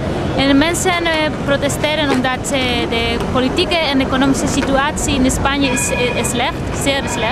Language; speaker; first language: Dutch; non-native, fluent; Spanish